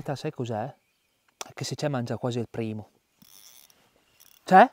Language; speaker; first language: Italian; native; Italian